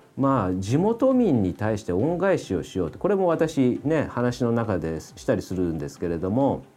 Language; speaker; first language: Japanese; native; Japanese